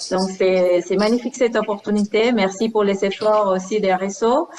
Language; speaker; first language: French; non-native, fluent; Spanish